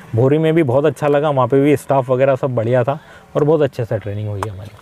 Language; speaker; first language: Hindi; native; Hindi